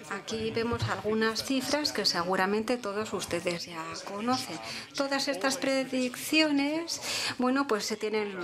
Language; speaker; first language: Spanish; non-native, fluent; English